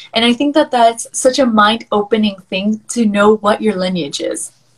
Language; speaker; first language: English; early bilingual, other home language; Spanish